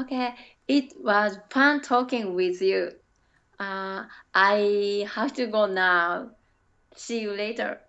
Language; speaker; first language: English; non-native, learner; Japanese